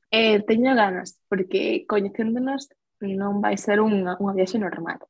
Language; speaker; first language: Galician; non-native, local second language; Spanish